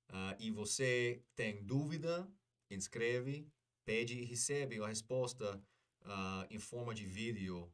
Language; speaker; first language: Portuguese; non-native, fluent; English